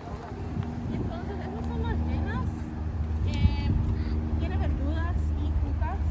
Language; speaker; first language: Spanish; early bilingual, heritage; Spanish